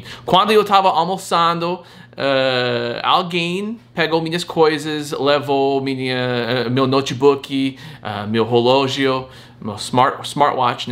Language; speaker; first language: Portuguese; non-native, fluent; English